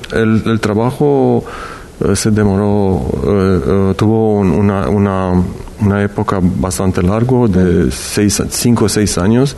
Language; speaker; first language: Spanish; non-native, learner; Romanian